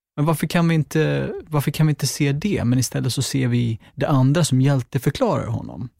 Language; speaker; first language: Swedish; native; Swedish